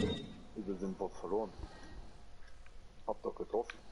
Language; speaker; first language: German; native; German